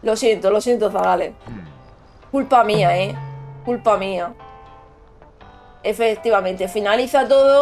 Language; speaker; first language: Spanish; native; Spanish